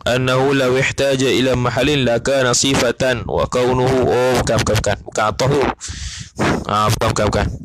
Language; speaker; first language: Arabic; non-native, fluent; Malay